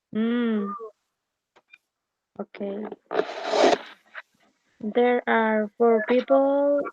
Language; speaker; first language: English; non-native, learner; Spanish